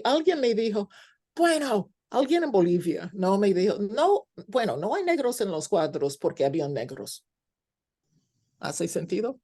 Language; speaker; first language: Spanish; non-native, fluent; English